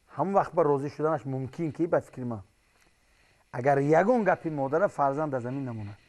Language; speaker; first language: Tajik; native; Tajik